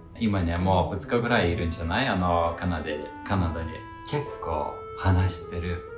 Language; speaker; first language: Japanese; non-native, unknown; Lithuanian